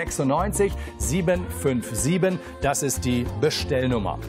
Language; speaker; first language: German; native; German